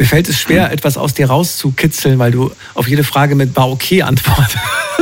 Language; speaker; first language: German; native; German